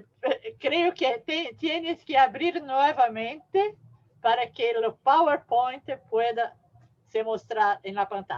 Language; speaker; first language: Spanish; non-native, learner; Portuguese